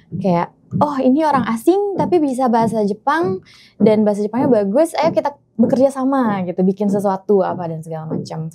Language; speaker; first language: Indonesian; native; Indonesian